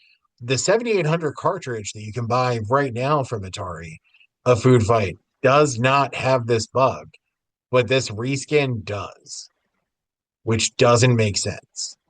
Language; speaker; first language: English; native; English